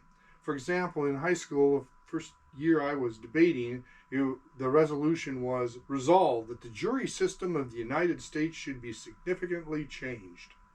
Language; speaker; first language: English; native; English